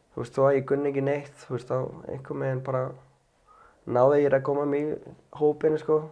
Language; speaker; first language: Icelandic; non-native, fluent; Spanish